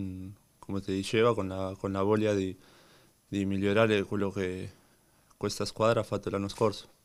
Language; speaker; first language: Italian; non-native, learner; Spanish